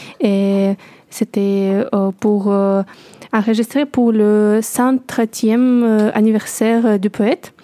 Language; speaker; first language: French; non-native, learner; Russian